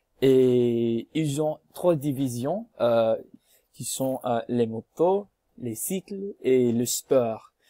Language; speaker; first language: French; non-native, learner; English